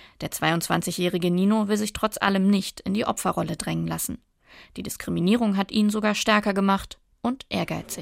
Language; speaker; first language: German; native; German